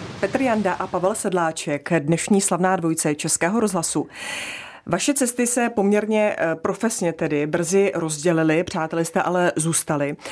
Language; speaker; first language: Czech; native; Czech